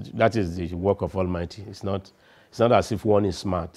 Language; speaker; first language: English; non-native, local second language; Yoruba